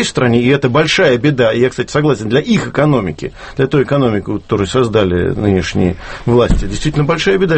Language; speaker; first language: Russian; native; Russian